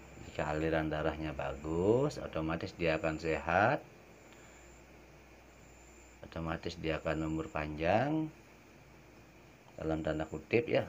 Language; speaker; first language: Indonesian; native; Indonesian